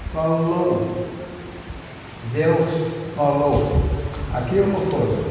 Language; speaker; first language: Portuguese; non-native, fluent; English